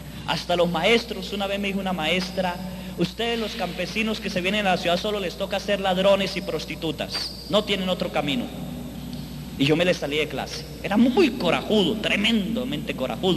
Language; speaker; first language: Spanish; native; Spanish